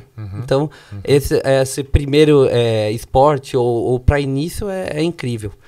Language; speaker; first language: Portuguese; native; Portuguese